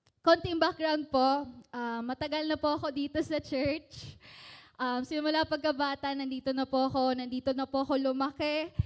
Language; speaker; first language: Filipino; native; Filipino